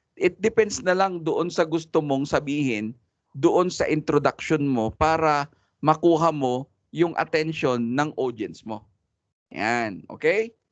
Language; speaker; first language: Filipino; non-native, local second language; Cebuano